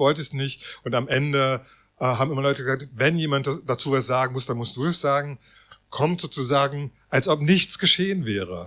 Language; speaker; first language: German; native; German